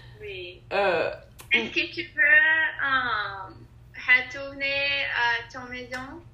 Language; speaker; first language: French; non-native, learner; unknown